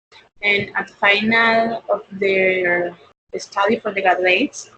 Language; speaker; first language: English; non-native, learner; Spanish